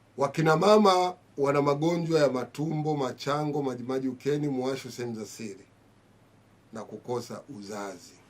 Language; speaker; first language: Swahili; native; Swahili